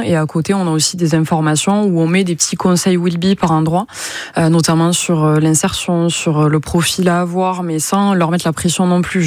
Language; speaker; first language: French; native; French